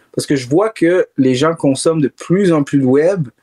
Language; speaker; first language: French; native; French